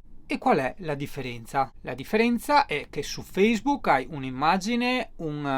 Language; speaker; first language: Italian; native; Italian